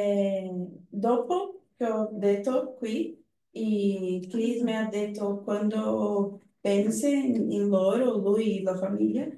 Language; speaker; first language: Italian; non-native, learner; Portuguese